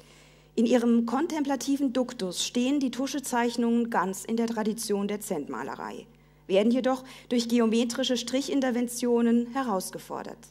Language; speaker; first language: German; native; German